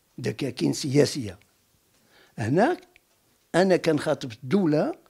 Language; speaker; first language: Arabic; non-native, local second language; Riffian